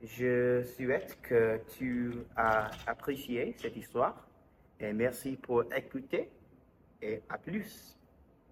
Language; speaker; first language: French; non-native, learner; English